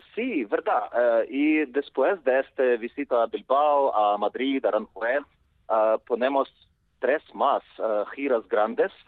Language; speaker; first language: Spanish; non-native, learner; Ukrainian